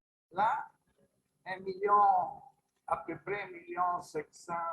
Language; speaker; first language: French; non-native, learner; Italian